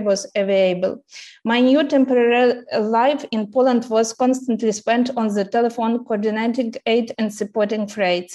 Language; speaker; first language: English; non-native, fluent; Ukrainian